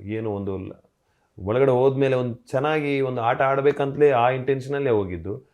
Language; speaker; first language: Kannada; non-native, local second language; Tulu